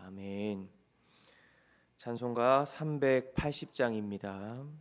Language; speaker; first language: Korean; native; Korean